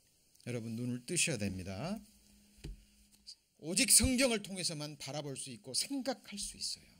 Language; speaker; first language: Korean; native; Korean